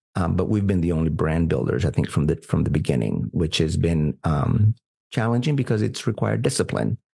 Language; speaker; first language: English; non-native, fluent; Spanish